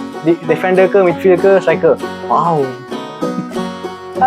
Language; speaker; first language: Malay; non-native, local second language; Tamil